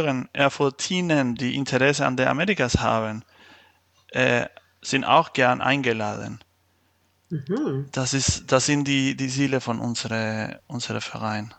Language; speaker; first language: German; non-native, fluent; Spanish